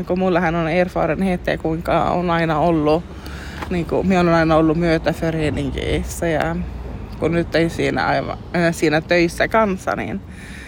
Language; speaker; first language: Finnish; early bilingual, heritage; Finnish